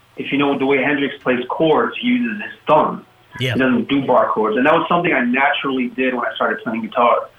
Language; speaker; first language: English; native; English